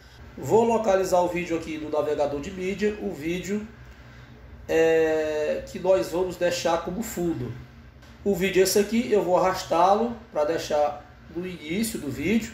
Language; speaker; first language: Portuguese; native; Portuguese